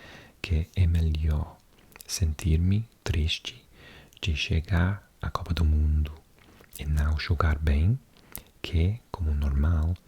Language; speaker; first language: Portuguese; non-native, learner; English